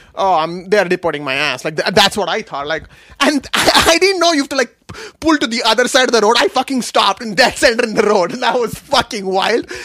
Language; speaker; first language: English; non-native, local second language; Kashmiri